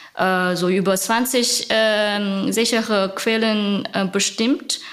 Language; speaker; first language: German; non-native, fluent; Chinese